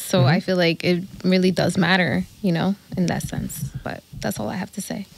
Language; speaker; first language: English; native; English